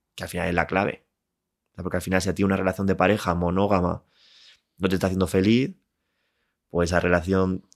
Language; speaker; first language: Spanish; native; Spanish